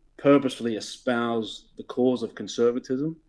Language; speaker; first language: English; native; English